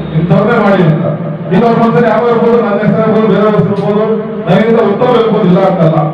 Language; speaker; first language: Kannada; non-native, local second language; Marathi